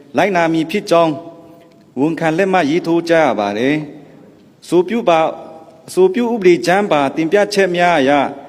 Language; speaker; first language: Burmese; non-native, local second language; Pa'o Karen